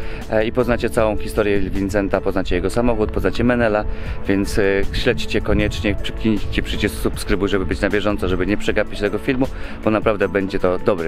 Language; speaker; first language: Polish; native; Polish